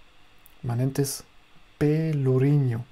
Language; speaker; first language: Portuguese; non-native, fluent; German